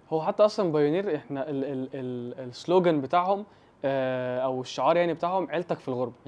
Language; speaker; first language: Egyptian Arabic; early bilingual, heritage; Arabic